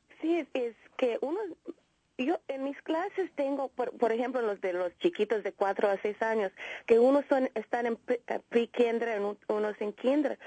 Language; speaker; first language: Spanish; early bilingual, heritage; Spanish